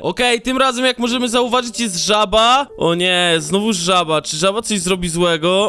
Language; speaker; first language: Polish; native; Polish